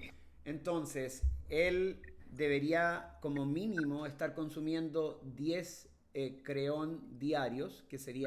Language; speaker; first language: Spanish; native; Spanish